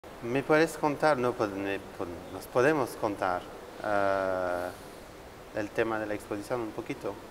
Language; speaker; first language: Spanish; non-native, fluent; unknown